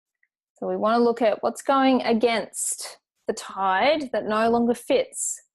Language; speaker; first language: English; native; English